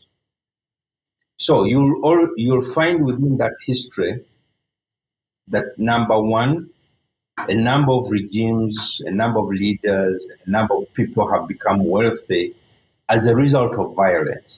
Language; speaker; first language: English; non-native, local second language; Ganda